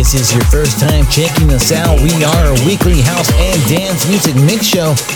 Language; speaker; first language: English; native; English